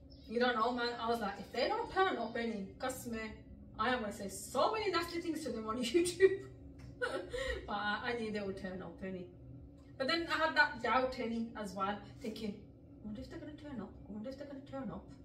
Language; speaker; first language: English; early bilingual, other home language; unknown